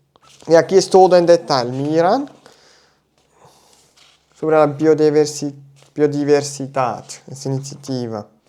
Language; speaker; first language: Spanish; non-native, learner; German